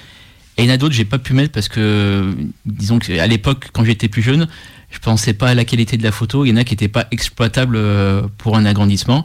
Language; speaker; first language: French; native; French